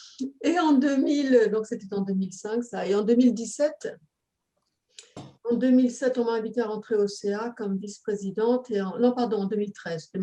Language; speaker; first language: French; native; French